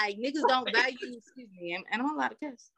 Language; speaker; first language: English; native; English